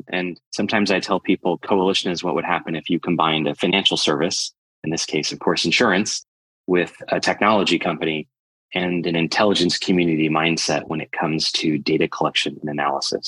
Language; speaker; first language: English; native; English